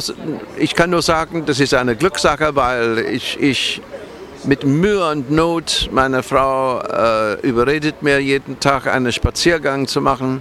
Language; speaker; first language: German; non-native, fluent; English